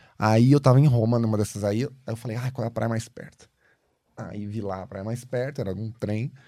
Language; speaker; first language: Portuguese; native; Portuguese